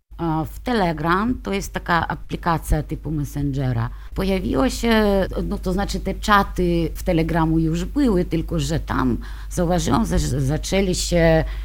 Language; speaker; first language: Polish; non-native, fluent; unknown